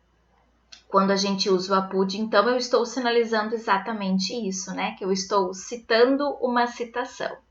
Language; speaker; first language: Portuguese; native; Portuguese